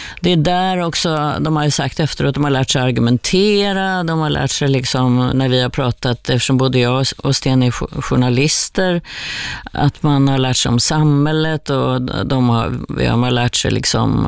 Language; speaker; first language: Swedish; native; Swedish